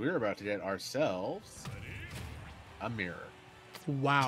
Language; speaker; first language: English; native; English